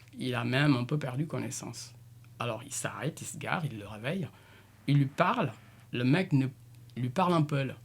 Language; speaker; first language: French; non-native, local second language; Jola-Fonyi